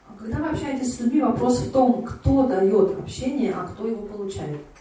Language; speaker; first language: Russian; native; Russian